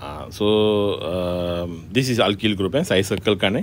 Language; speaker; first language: English; non-native, local second language; Malay